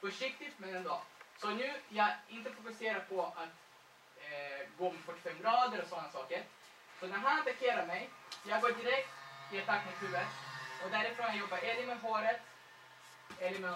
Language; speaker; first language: Swedish; non-native, fluent; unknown